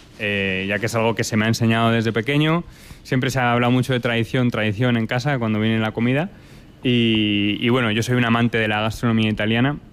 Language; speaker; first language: Spanish; native; Spanish